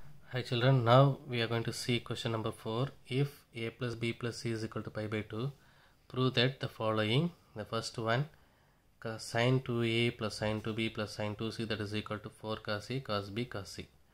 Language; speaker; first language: English; non-native, local second language; Tamil